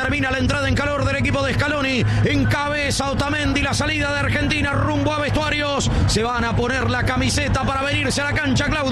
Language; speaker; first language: Spanish; native; Spanish